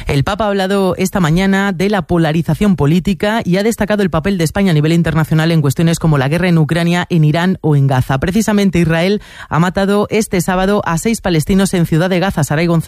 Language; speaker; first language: Spanish; native; Spanish